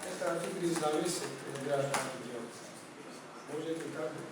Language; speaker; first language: Russian; non-native, fluent; Georgian